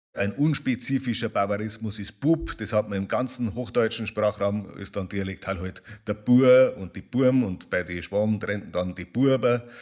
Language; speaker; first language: German; native; German